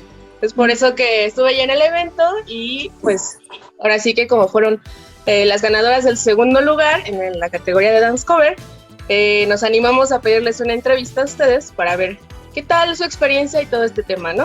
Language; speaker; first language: Spanish; native; Spanish